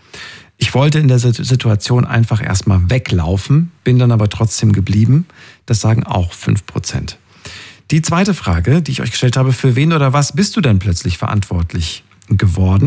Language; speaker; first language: German; native; German